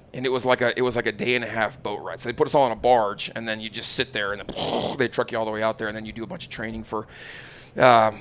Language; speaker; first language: English; native; English